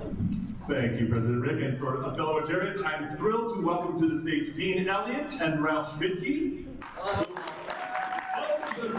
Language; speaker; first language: English; native; English